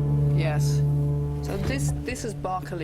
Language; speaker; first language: English; native; English